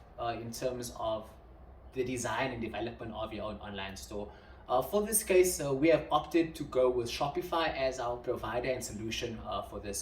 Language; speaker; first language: English; non-native, local second language; Afrikaans